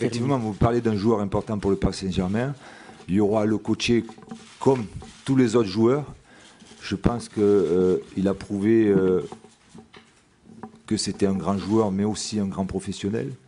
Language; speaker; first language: French; native; French